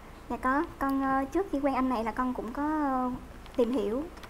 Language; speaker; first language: Vietnamese; native; Vietnamese